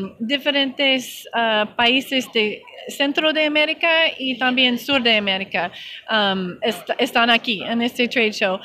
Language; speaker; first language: Spanish; non-native, learner; English